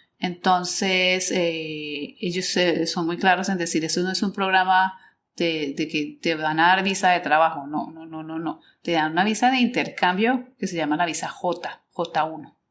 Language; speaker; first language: Spanish; native; Spanish